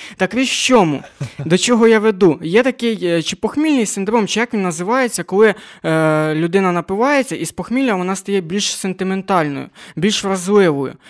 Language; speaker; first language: Ukrainian; non-native, local second language; Russian